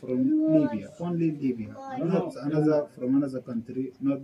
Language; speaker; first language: English; non-native, learner; Arabic